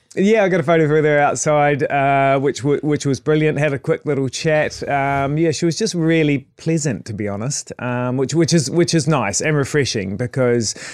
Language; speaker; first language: English; native; English